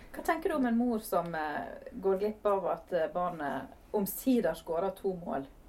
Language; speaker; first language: Norwegian; native; Norwegian